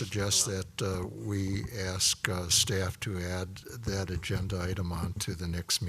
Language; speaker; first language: English; native; English